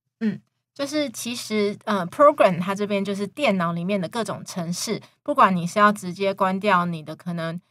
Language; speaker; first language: Chinese; native; Chinese